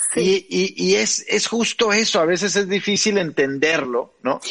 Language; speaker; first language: Spanish; native; Spanish